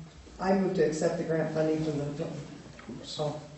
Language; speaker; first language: English; native; English